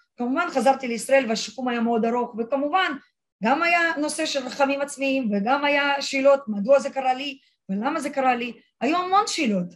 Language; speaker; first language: Hebrew; non-native, fluent; Russian